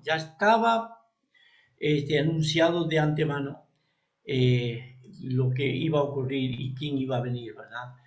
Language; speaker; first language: Spanish; native; Spanish